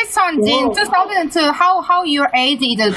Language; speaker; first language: English; non-native, learner; Korean